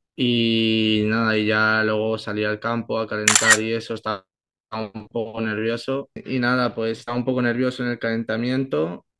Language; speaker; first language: Spanish; native; Spanish